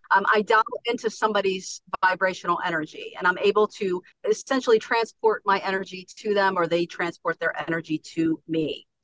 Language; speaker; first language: English; native; English